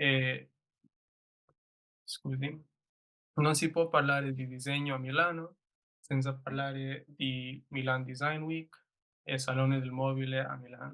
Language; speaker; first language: Italian; non-native, learner; English